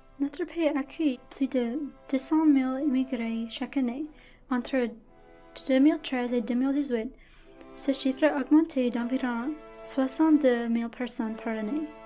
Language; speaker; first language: French; non-native, local second language; English